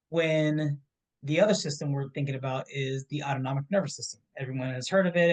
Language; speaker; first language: English; native; English